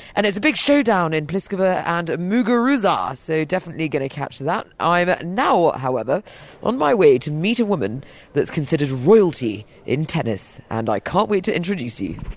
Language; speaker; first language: English; native; English